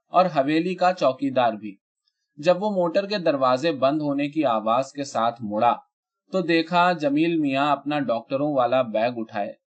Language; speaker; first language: Urdu; native; Urdu